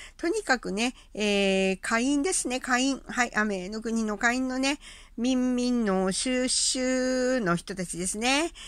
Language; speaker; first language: Japanese; native; Japanese